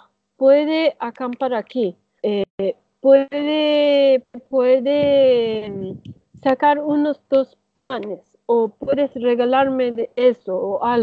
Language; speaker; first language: Spanish; non-native, learner; Turkish